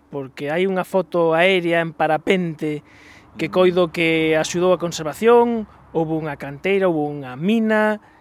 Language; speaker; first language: Galician; native; Galician